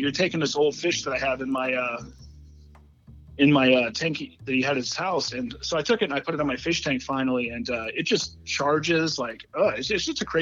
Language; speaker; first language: English; native; English